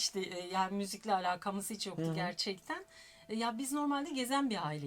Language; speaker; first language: Turkish; native; Turkish